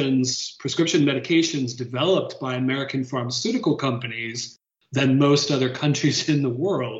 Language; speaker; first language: English; native; English